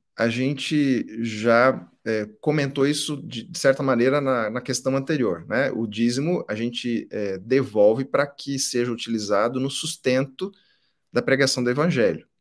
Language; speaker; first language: Portuguese; native; Portuguese